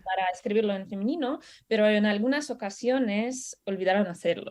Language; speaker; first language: Spanish; non-native, fluent; Russian